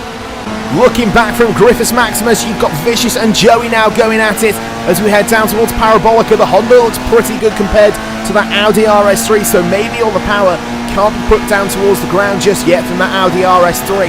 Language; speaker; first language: English; native; English